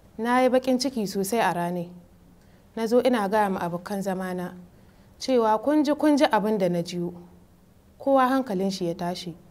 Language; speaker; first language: Hausa; native; Hausa